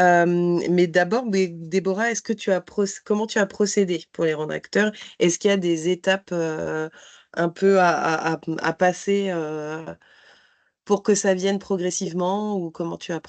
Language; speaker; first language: French; native; French